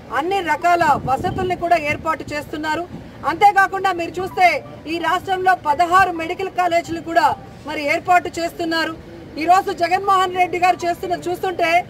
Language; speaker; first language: Telugu; native; Telugu